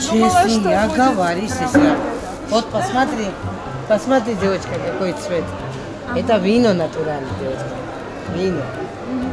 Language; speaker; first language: Russian; non-native, local second language; Georgian